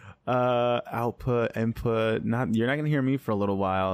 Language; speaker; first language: English; native; English